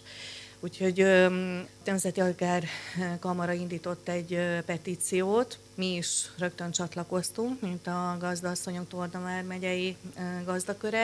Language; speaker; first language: Hungarian; native; Hungarian